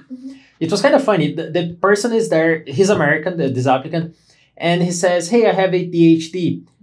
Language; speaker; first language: English; non-native, fluent; Portuguese